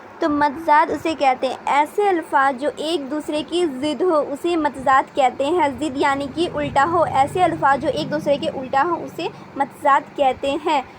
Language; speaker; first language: Urdu; native; Urdu